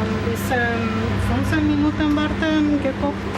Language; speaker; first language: German; non-native, learner; Spanish